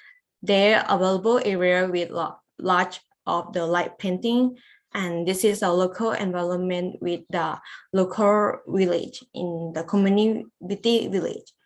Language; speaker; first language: English; non-native, learner; Lao